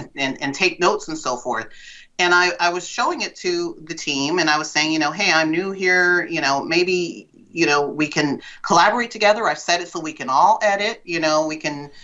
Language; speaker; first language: English; native; English